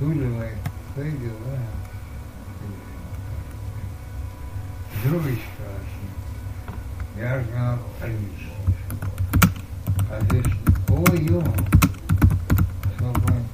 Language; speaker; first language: Estonian; non-native, local second language; Russian